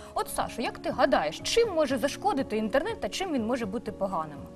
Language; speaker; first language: Ukrainian; native; Ukrainian